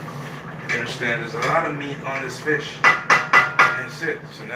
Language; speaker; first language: English; native; English